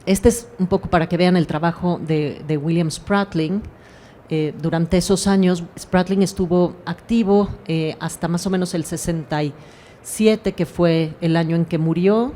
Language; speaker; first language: Spanish; native; Spanish